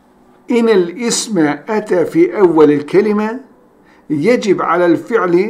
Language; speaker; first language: Arabic; non-native, fluent; Turkish